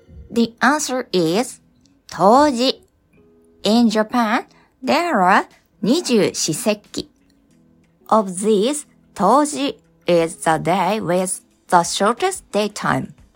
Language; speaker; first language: English; non-native, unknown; Japanese